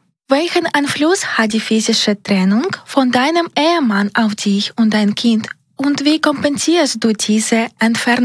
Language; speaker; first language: German; non-native, learner; Ukrainian